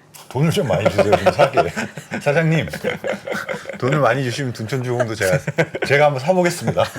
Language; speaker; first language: Korean; native; Korean